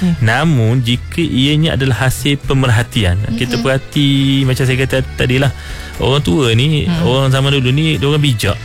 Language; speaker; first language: Malay; native; Malay